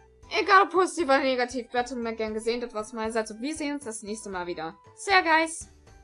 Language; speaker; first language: German; native; German